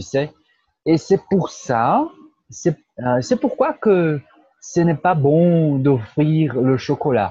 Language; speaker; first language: French; non-native, fluent; Portuguese